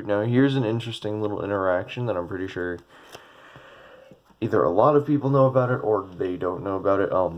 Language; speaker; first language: English; native; English